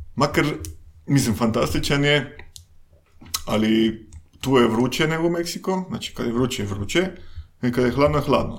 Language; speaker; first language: Croatian; non-native, fluent; Spanish